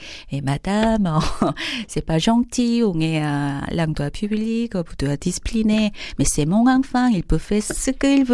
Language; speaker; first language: French; non-native, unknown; Korean